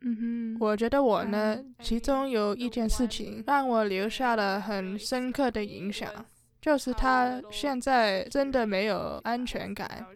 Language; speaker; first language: Chinese; early bilingual, heritage; Chinese